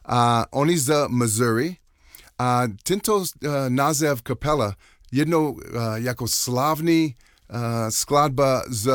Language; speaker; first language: Czech; non-native, learner; English